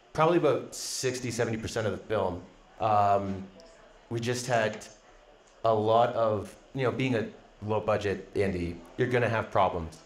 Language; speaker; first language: English; native; English